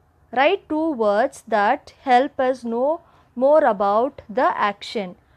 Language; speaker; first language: English; non-native, local second language; Tamil